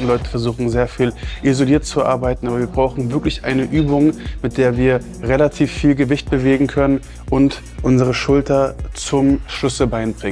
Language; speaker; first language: German; native; German